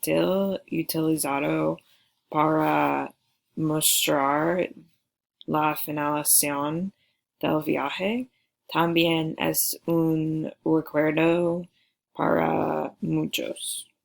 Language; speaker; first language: Spanish; non-native, learner; English